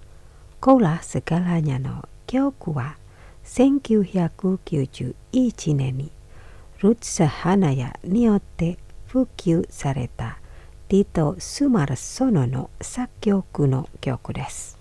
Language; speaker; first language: Japanese; non-native, fluent; Indonesian